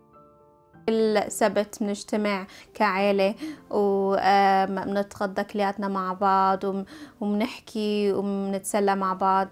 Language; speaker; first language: Arabic; early bilingual, heritage; Arabic